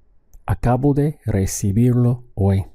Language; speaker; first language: Spanish; non-native, fluent; English